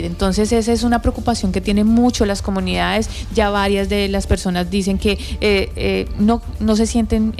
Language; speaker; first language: Spanish; native; Spanish